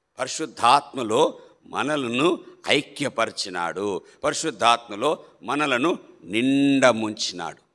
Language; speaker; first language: Telugu; non-native, local second language; Malayalam